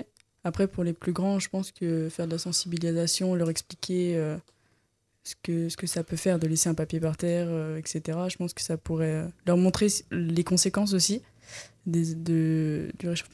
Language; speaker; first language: French; native; French